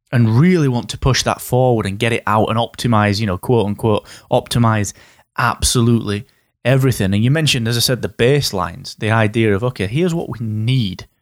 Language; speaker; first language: English; native; English